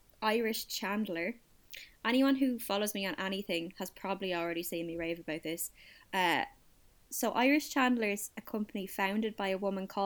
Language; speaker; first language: English; native; English